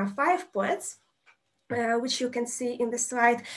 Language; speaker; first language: English; non-native, fluent; Ukrainian